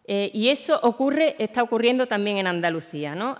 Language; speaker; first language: Spanish; native; Spanish